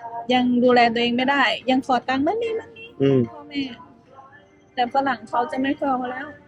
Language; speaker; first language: Thai; native; Thai